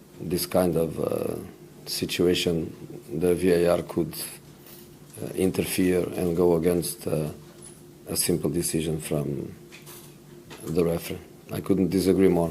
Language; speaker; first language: English; non-native, fluent; Portuguese